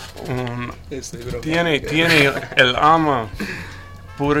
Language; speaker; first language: Spanish; non-native, learner; English